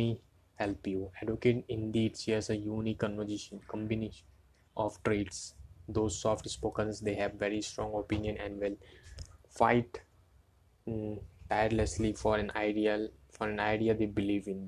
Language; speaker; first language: English; non-native, local second language; Hindi